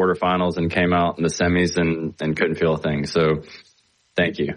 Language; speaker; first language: English; native; English